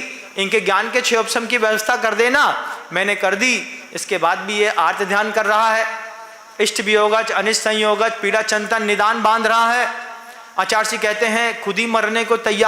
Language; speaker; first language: Hindi; native; Hindi